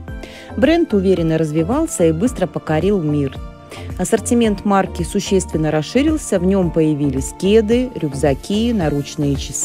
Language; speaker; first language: Russian; native; Russian